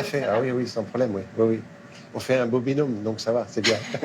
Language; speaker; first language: French; native; French